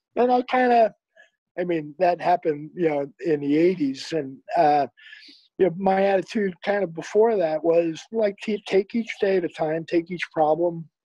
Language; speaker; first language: English; native; English